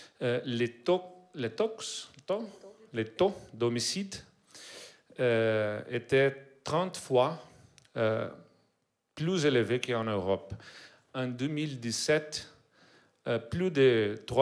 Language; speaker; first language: French; non-native, learner; Portuguese